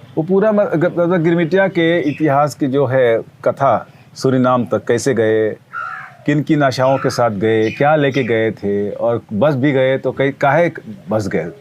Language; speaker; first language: Hindi; early bilingual, heritage; Hindi